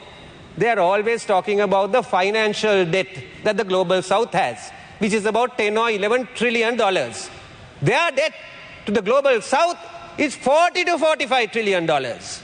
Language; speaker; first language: English; non-native, local second language; Sinhala